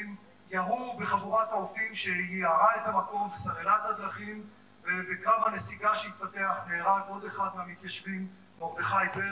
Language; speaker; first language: Hebrew; native; Hebrew